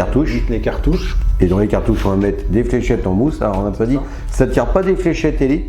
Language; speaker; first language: French; native; French